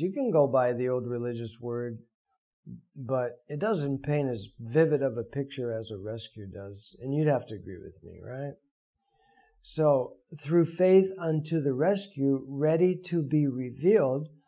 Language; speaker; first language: English; native; English